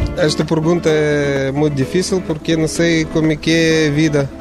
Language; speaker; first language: Portuguese; non-native, learner; Ukrainian